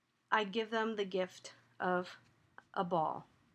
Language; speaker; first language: English; native; English